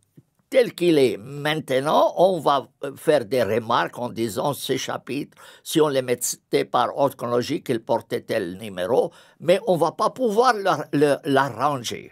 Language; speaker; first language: French; non-native, fluent; Arabic